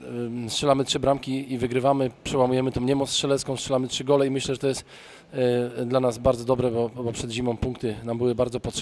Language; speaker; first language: Polish; native; Polish